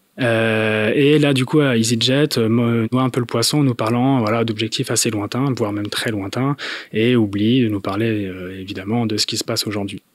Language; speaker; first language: French; native; French